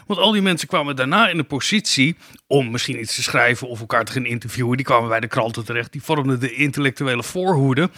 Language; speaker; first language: Dutch; native; Dutch